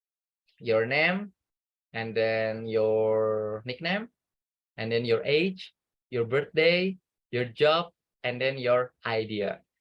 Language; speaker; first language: English; non-native, fluent; Indonesian